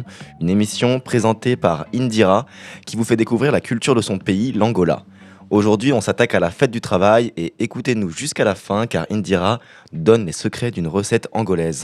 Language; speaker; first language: French; native; French